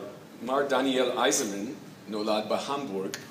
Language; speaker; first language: Hebrew; non-native, fluent; English